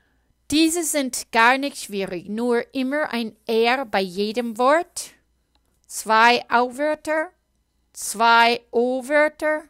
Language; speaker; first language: German; non-native, fluent; English